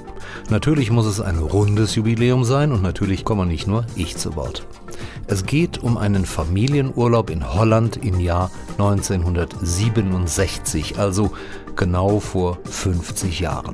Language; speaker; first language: German; native; German